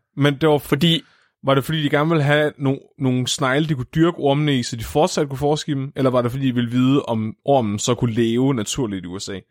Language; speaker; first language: Danish; native; Danish